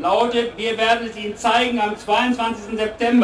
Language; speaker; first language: German; native; German